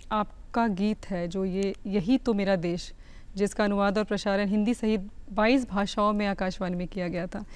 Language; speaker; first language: Hindi; native; Hindi